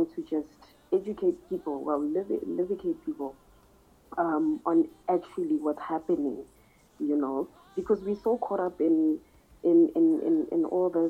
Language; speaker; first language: English; non-native, local second language; Southern Sotho